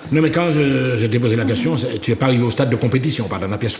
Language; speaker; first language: French; native; French